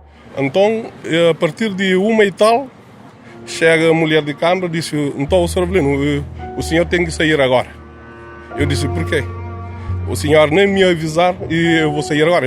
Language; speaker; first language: Portuguese; non-native, local second language; Kabuverdianu